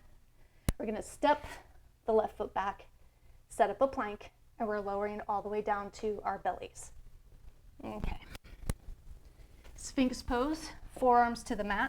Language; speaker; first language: English; native; English